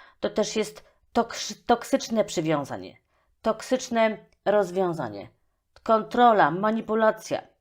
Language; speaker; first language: Polish; native; Polish